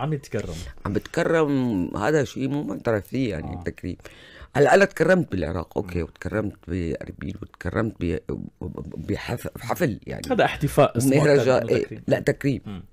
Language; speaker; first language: Arabic; native; Arabic